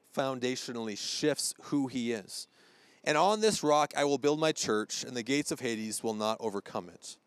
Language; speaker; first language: English; native; English